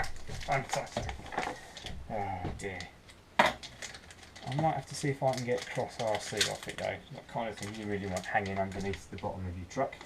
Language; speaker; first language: English; native; English